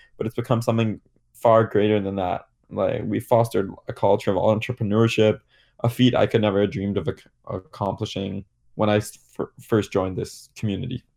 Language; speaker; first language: English; native; English